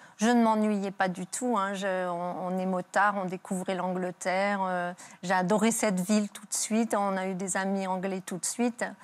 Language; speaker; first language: French; native; French